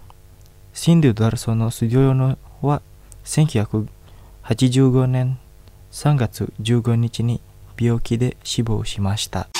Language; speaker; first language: Japanese; non-native, fluent; Indonesian